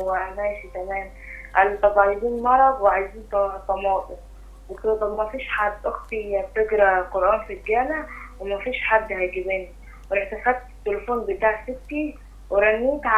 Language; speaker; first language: Arabic; native; Arabic